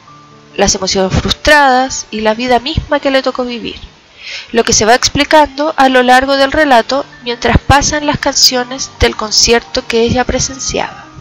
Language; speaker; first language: Spanish; native; Spanish